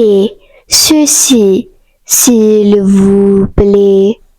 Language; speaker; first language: French; non-native, learner; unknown